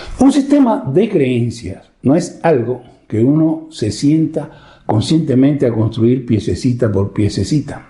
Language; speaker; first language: Spanish; native; Spanish